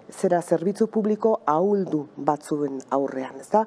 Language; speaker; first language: Basque; native; Basque